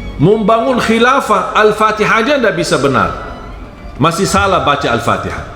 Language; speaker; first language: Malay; non-native, fluent; Arabic